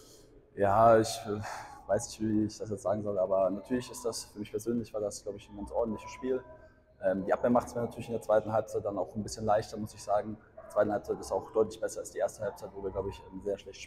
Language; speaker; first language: German; native; German